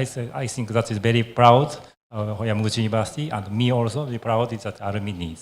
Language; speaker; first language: English; non-native, learner; Japanese